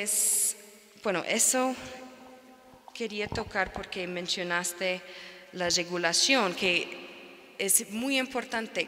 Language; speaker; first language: Spanish; non-native, fluent; English